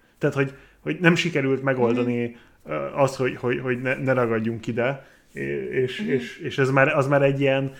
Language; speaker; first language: Hungarian; non-native, fluent; English